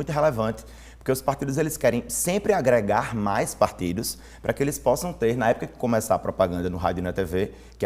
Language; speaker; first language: Portuguese; native; Portuguese